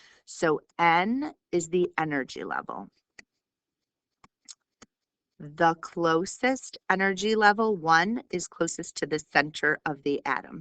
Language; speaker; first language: English; native; English